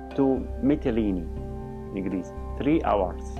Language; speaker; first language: English; non-native, learner; Arabic